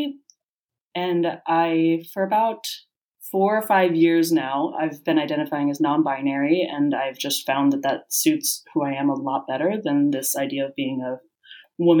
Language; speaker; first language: English; native; English